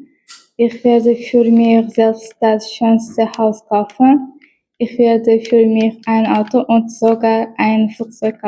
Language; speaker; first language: German; non-native, learner; Uzbek